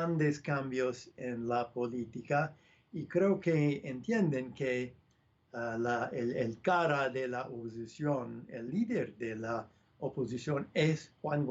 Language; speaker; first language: Spanish; non-native, fluent; English